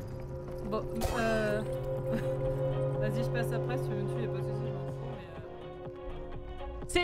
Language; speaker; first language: French; native; French